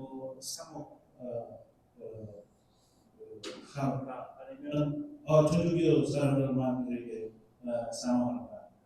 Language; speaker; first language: Korean; non-native, learner; Indonesian